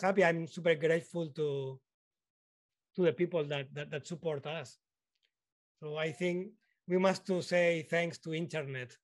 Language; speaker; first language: English; non-native, learner; Spanish